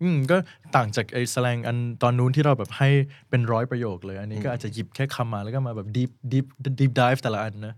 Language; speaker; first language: Thai; early bilingual, heritage; Thai